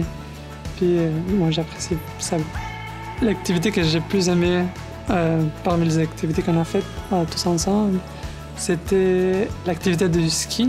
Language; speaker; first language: French; non-native, learner; Spanish